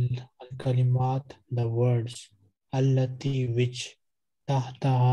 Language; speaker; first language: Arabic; non-native, fluent; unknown